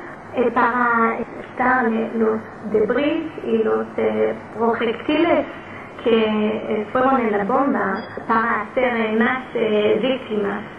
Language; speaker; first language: Spanish; non-native, learner; Hebrew